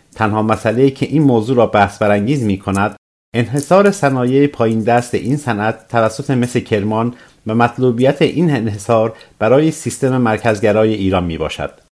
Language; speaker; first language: Persian; non-native, local second language; Azerbaijani